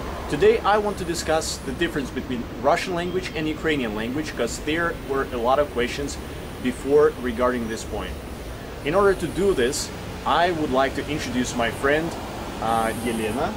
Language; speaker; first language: English; non-native, fluent; Ukrainian